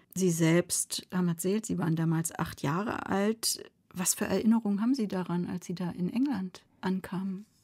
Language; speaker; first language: German; native; German